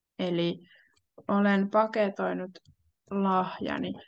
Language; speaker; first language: Finnish; native; Finnish